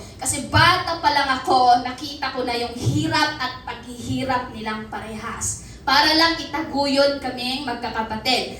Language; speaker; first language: Filipino; non-native, local second language; Cebuano